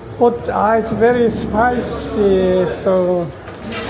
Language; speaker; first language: English; non-native, learner; Korean